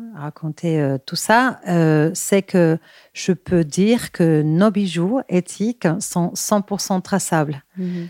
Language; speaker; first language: French; non-native, fluent; Spanish